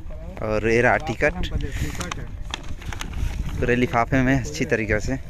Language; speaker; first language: Hindi; native; Hindi